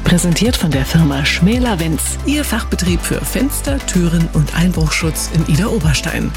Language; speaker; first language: German; native; German